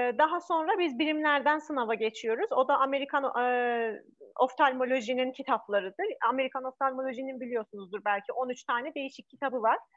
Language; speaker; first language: Turkish; non-native, fluent; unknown